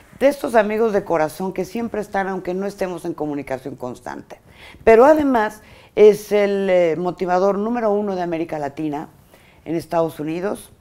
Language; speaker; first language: Spanish; native; Spanish